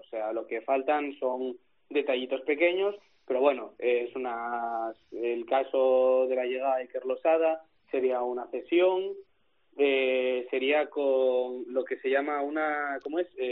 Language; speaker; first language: Spanish; native; Spanish